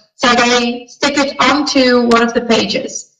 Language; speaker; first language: English; non-native, fluent; Dutch